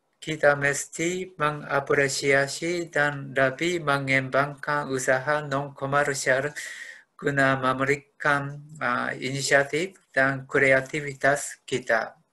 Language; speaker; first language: Indonesian; non-native, fluent; Japanese